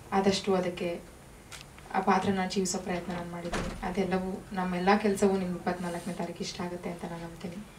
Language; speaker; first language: Kannada; native; Kannada